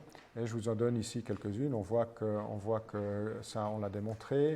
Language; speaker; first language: French; native; French